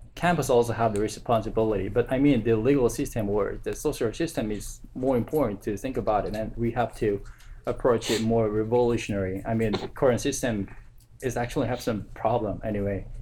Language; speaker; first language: English; non-native, fluent; Korean